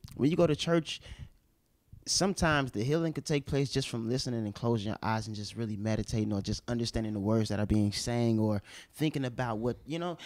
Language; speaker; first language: English; native; English